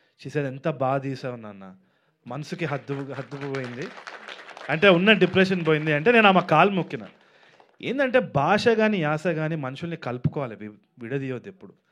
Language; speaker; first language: Telugu; native; Telugu